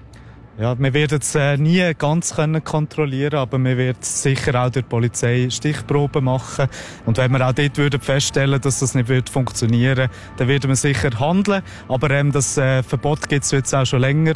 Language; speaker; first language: German; native; German